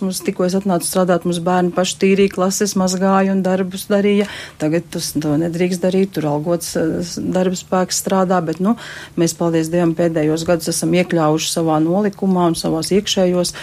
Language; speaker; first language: Latvian; native; Latvian